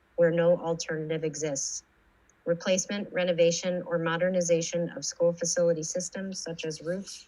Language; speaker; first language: English; native; English